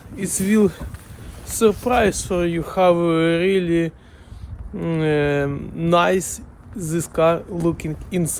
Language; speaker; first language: English; non-native, learner; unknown